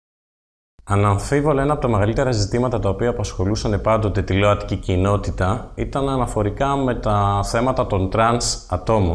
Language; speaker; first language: Greek; native; Greek